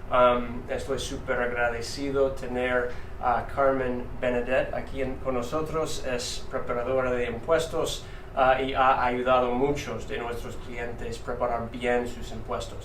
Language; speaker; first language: Spanish; non-native, fluent; English